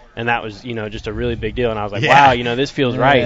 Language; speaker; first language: English; native; English